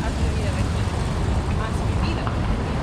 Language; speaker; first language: Spanish; non-native, learner; English